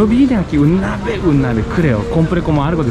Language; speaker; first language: Spanish; non-native, learner; Japanese